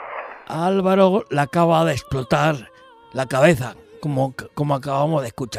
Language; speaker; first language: Spanish; native; Spanish